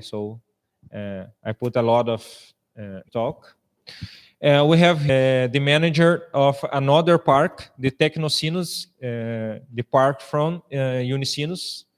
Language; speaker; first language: English; non-native, fluent; Portuguese